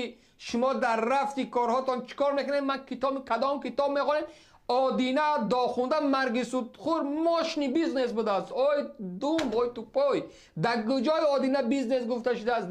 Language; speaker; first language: Persian; native; Persian